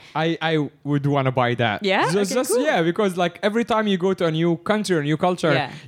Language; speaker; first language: English; early bilingual, other home language; Arabic